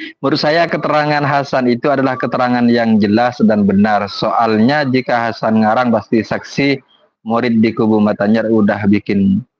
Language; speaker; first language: Indonesian; non-native, local second language; Madurese